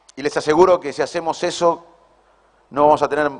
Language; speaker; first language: Spanish; native; Spanish